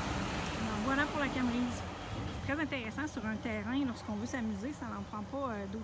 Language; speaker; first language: French; native; French